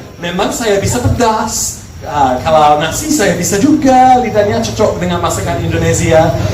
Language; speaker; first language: Indonesian; non-native, fluent; English